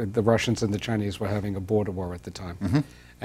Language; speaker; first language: English; native; English